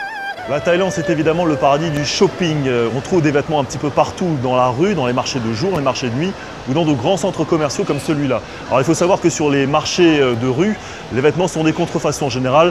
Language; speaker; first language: French; native; French